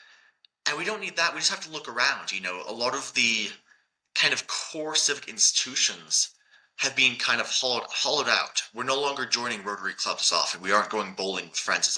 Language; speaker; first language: English; native; English